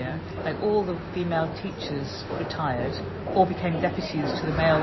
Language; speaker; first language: English; native; English